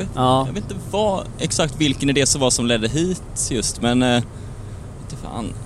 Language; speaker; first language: Swedish; native; Swedish